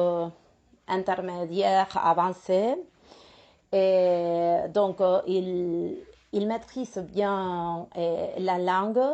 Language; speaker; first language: French; non-native, fluent; Spanish